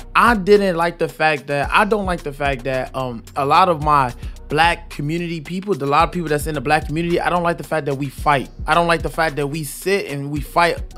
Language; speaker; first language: English; native; English